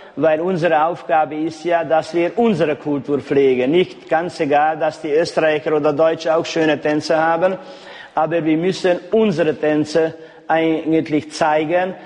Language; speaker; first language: German; non-native, local second language; Hungarian